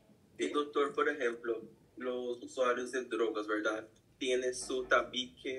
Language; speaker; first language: Spanish; non-native, learner; Portuguese